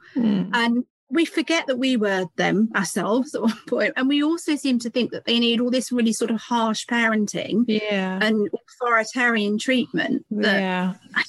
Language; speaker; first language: English; native; English